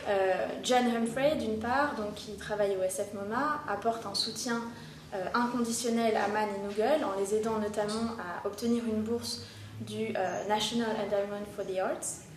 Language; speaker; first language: French; native; French